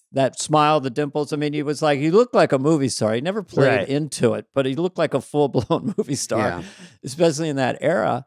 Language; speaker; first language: English; native; English